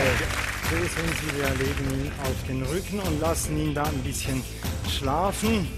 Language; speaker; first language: German; non-native, fluent; French